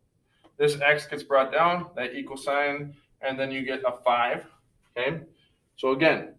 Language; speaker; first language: English; native; English